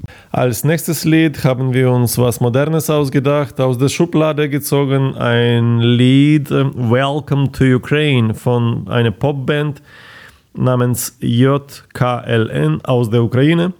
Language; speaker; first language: German; non-native, fluent; Ukrainian